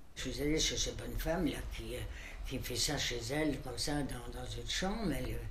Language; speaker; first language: French; native; French